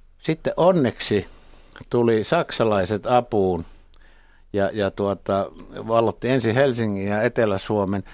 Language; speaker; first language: Finnish; native; Finnish